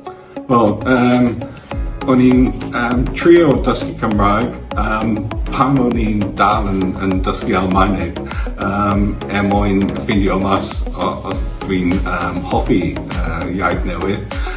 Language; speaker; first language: Welsh; non-native, learner; English